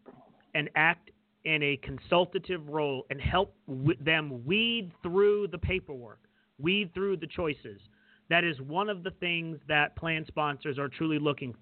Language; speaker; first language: English; native; English